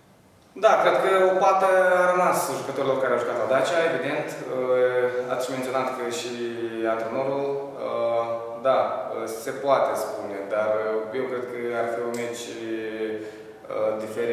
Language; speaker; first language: Romanian; native; Romanian